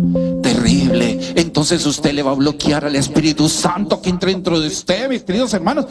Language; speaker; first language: Spanish; native; Spanish